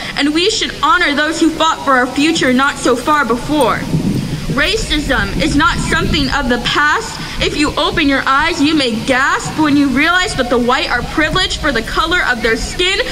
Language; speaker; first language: English; native; English